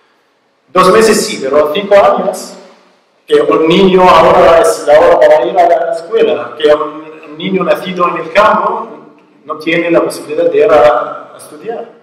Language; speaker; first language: Spanish; non-native, learner; Arabic